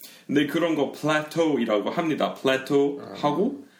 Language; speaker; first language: Korean; non-native, fluent; English